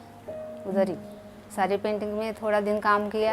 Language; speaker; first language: Hindi; non-native, local second language; Marathi